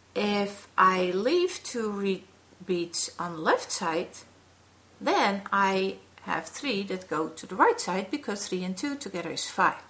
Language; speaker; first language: English; non-native, fluent; Dutch